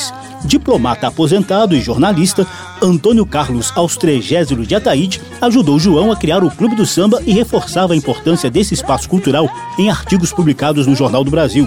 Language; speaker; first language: Portuguese; native; Portuguese